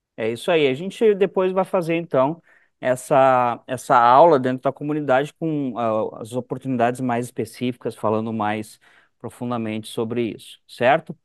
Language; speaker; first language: Portuguese; native; Portuguese